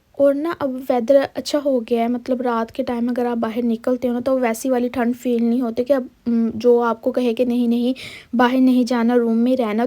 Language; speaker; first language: Urdu; native; Urdu